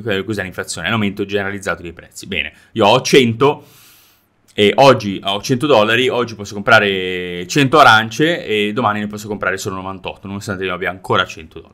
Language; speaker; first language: Italian; native; Italian